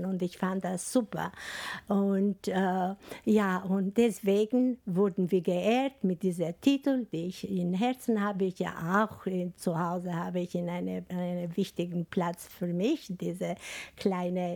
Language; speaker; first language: German; non-native, learner; Albanian